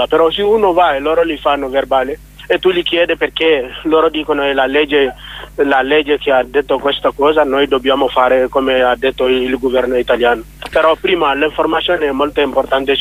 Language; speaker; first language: Italian; non-native, learner; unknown